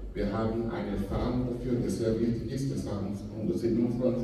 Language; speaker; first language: German; non-native, fluent; Portuguese